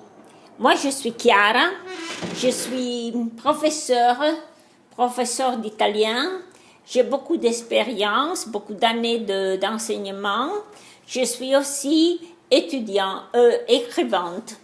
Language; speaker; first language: French; non-native, learner; Italian